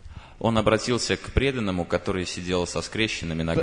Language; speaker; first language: Russian; native; Russian